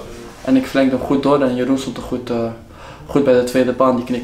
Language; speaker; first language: Dutch; native; Dutch